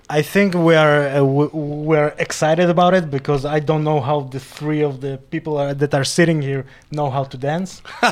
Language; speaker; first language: English; non-native, fluent; Hebrew